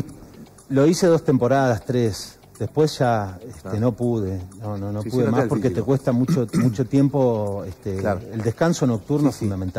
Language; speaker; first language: Spanish; native; Spanish